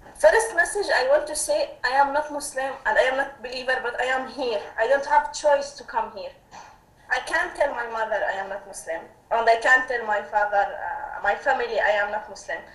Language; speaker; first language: English; non-native, learner; Arabic